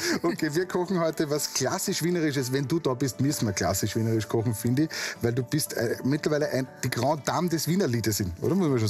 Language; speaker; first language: German; native; German